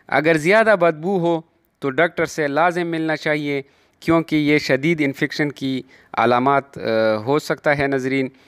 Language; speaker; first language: Urdu; non-native, local second language; Pashto